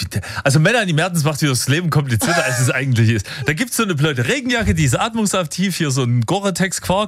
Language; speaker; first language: German; native; German